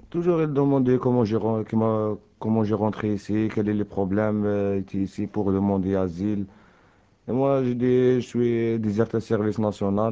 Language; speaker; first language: French; non-native, learner; Arabic